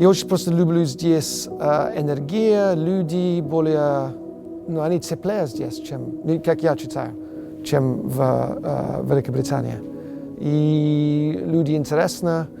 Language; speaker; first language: Russian; non-native, fluent; English